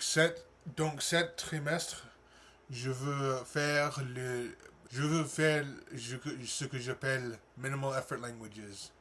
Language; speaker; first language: French; non-native, learner; English